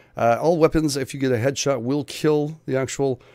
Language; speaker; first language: English; native; English